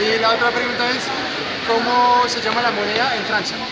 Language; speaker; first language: Spanish; non-native, fluent; French